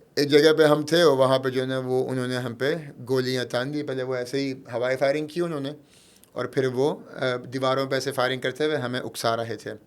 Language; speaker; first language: Urdu; early bilingual, heritage; Arabic